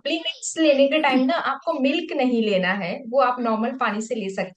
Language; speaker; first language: Hindi; native; Hindi